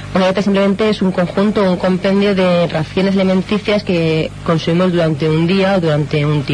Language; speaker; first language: Spanish; native; Spanish